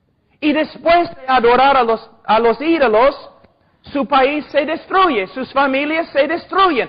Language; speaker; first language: Spanish; non-native, fluent; English